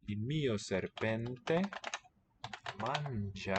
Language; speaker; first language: Italian; non-native, learner; English